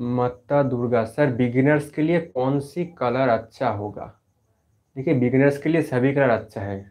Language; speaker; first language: Hindi; non-native, local second language; Bangla